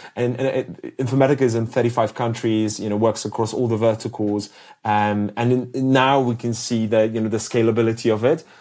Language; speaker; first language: English; early bilingual, other home language; Polish